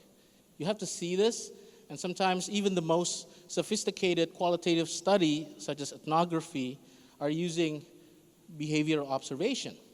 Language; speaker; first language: English; non-native, fluent; Indonesian